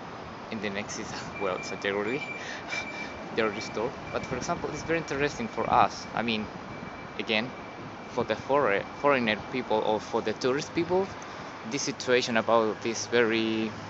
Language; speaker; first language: English; non-native, learner; Spanish